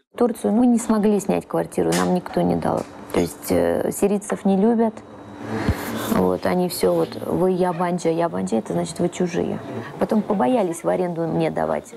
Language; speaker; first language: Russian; early bilingual, heritage; Russian